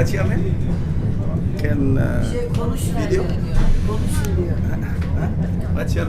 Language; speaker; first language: English; non-native, learner; Indonesian